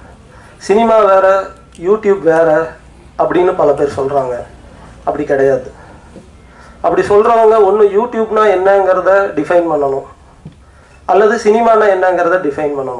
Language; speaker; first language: Tamil; native; Tamil